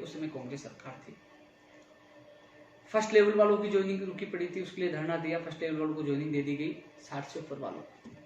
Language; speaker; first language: Hindi; native; Hindi